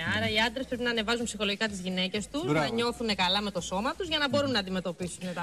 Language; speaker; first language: Greek; native; Greek